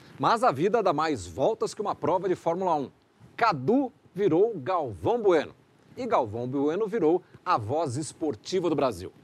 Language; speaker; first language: Portuguese; native; Portuguese